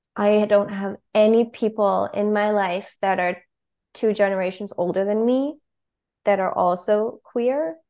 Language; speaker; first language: English; non-native, fluent; German